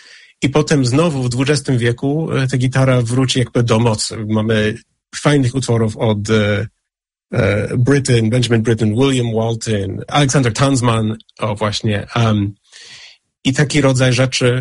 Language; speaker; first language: Polish; non-native, fluent; English